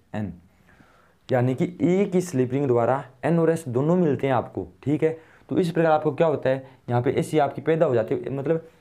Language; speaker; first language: Hindi; native; Hindi